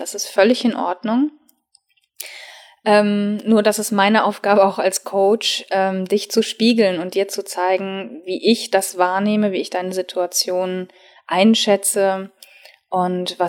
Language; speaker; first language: German; native; German